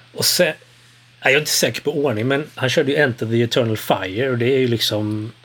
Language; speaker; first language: Swedish; early bilingual, other home language; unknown